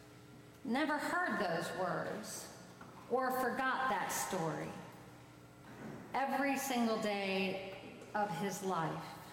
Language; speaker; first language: English; native; English